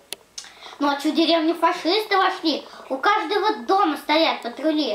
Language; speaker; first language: Russian; native; Russian